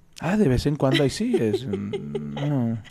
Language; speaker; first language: Spanish; native; Spanish